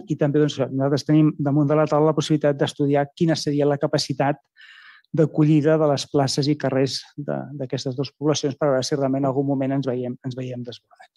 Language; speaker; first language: Catalan; native; Catalan